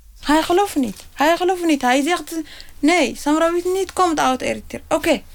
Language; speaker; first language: Dutch; non-native, learner; Tigrinya